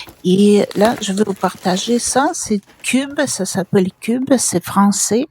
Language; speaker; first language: French; non-native, fluent; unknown